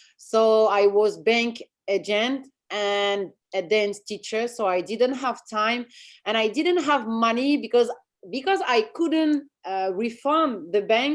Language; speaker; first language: English; non-native, fluent; French